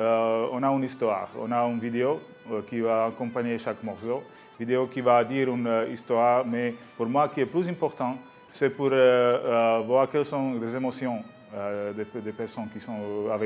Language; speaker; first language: French; non-native, learner; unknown